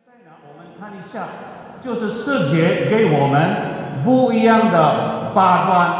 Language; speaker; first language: Chinese; non-native, fluent; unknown